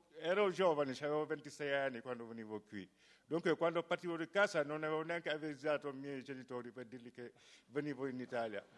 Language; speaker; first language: Italian; non-native, fluent; Wolof